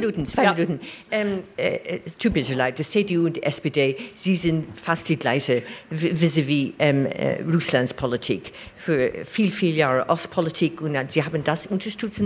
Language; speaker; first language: German; non-native, learner; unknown